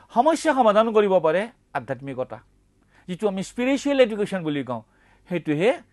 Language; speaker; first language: Assamese; native; Assamese